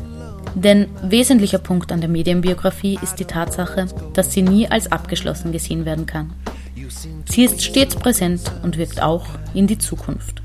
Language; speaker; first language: German; native; German